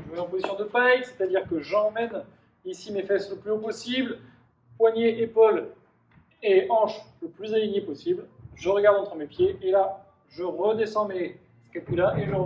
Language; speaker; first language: French; native; French